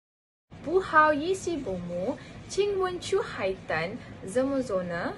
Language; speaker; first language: Chinese; non-native, learner; Malay